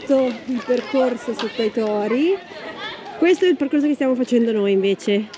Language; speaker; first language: Italian; native; Italian